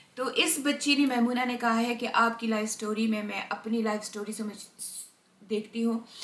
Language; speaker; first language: Hindi; non-native, local second language; Pashto